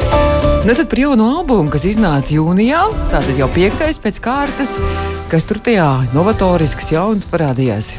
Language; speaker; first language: Latvian; native; Latvian